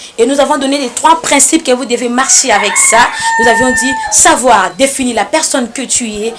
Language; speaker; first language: French; non-native, local second language; Lingala